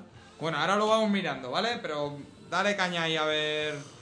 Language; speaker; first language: Spanish; native; Spanish